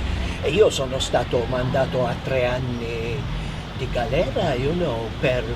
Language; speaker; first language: Italian; non-native, fluent; Maltese